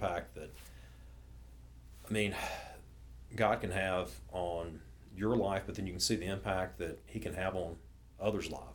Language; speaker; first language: English; native; English